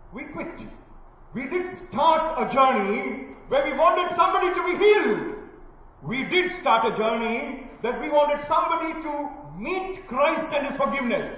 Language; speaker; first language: English; non-native, local second language; Malayalam